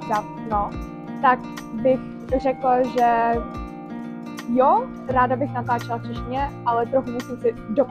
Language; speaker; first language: Czech; early bilingual, heritage; Czech